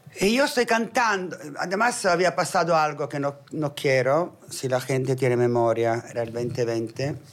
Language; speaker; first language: Spanish; non-native, fluent; Italian